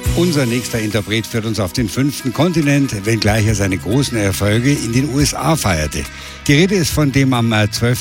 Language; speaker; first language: German; native; German